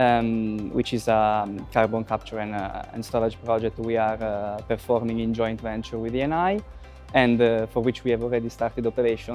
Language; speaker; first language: English; non-native, fluent; Italian